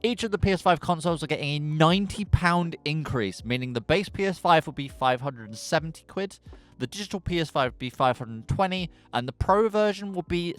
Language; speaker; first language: English; native; English